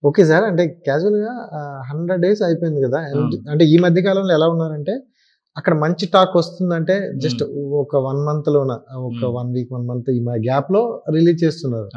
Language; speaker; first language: Telugu; native; Telugu